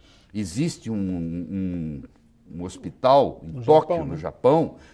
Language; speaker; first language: Portuguese; native; Portuguese